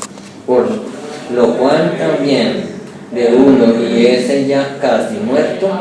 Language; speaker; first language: Spanish; native; Spanish